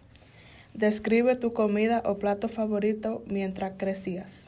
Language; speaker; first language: Spanish; early bilingual, heritage; Spanish